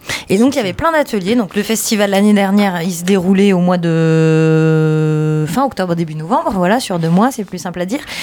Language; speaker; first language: French; native; French